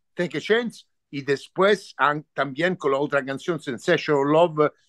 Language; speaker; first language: Spanish; non-native, learner; Italian